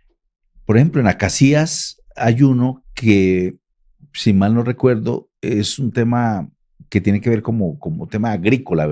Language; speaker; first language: Spanish; native; Spanish